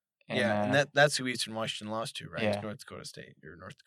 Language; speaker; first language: English; native; English